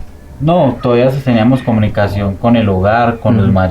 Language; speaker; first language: Spanish; native; Spanish